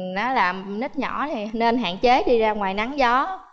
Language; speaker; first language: Vietnamese; native; Vietnamese